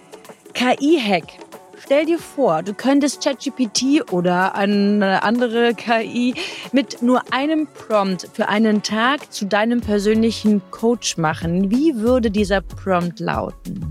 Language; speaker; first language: German; native; German